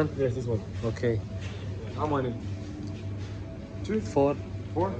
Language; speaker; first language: English; non-native, learner; Turkish